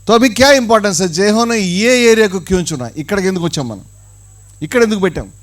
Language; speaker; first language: Hindi; non-native, local second language; Telugu